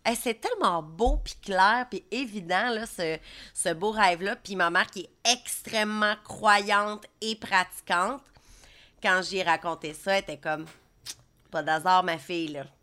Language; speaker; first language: French; native; French